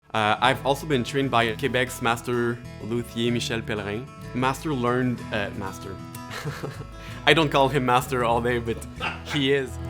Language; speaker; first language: English; non-native, local second language; French